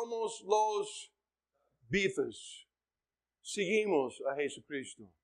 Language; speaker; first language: Spanish; non-native, fluent; English